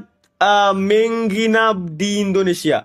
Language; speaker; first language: Indonesian; non-native, learner; Bangla